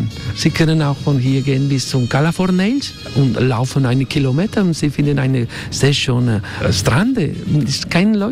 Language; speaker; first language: German; non-native, learner; Spanish